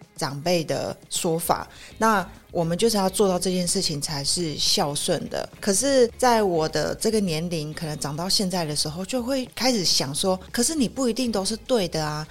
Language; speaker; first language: Chinese; native; Chinese